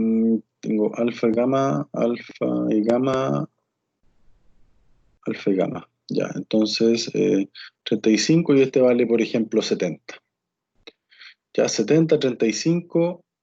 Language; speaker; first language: Spanish; native; Spanish